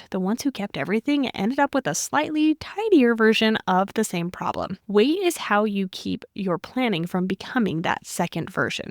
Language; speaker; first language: English; native; English